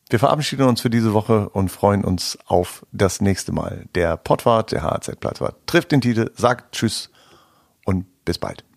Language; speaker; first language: German; native; German